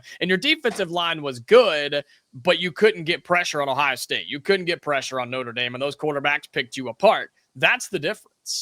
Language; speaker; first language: English; native; English